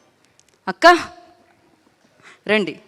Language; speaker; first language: Telugu; native; Telugu